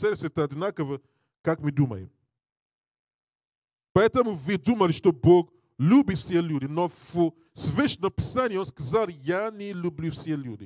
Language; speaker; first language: Russian; non-native, learner; English